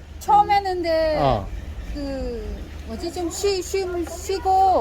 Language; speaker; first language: Korean; non-native, learner; Vietnamese